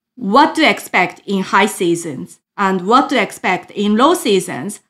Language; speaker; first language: English; non-native, fluent; Japanese